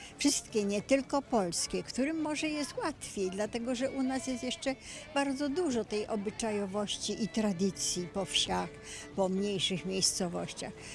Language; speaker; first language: Polish; native; Polish